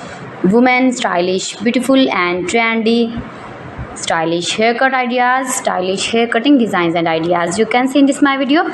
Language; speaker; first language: English; non-native, learner; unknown